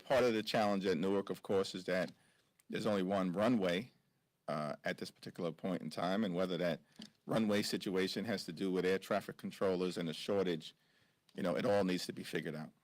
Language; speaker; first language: English; native; English